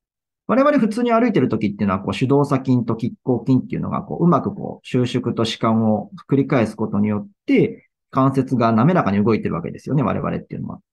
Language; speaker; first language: Japanese; native; Japanese